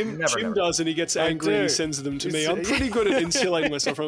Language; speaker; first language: English; native; English